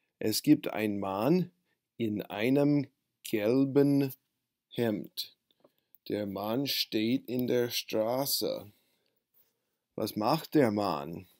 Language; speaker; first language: German; non-native, fluent; English